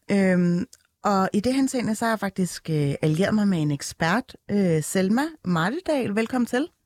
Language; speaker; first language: Danish; early bilingual, other home language; Turkish